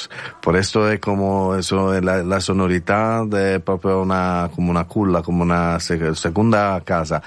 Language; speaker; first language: Spanish; non-native, learner; Italian